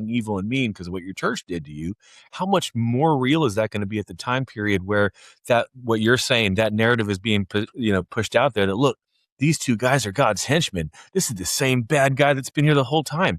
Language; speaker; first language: English; native; English